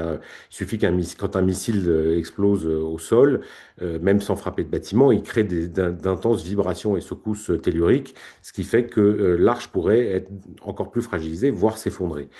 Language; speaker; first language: French; native; French